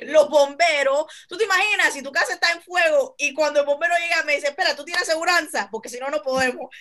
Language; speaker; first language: Spanish; early bilingual, heritage; Spanish